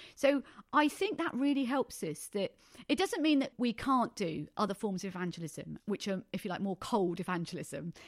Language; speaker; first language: English; native; English